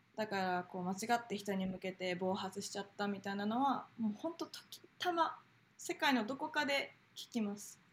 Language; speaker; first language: Japanese; native; Japanese